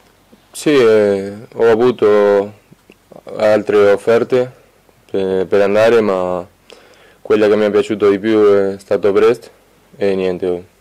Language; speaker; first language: Italian; non-native, fluent; Spanish